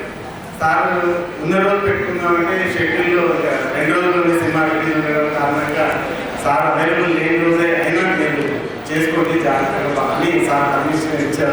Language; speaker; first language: Telugu; native; Telugu